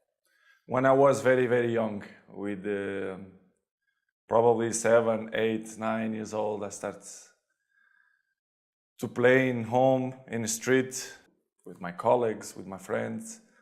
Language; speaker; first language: English; non-native, fluent; Portuguese